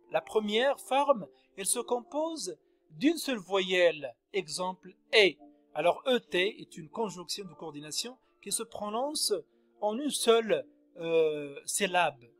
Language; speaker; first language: French; non-native, local second language; Arabic